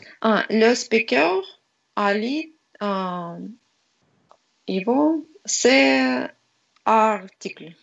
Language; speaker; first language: French; non-native, learner; Russian